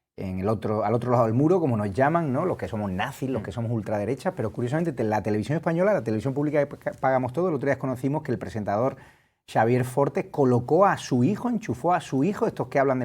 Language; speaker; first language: Spanish; native; Spanish